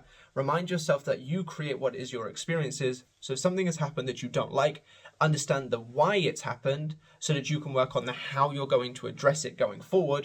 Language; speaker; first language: English; native; English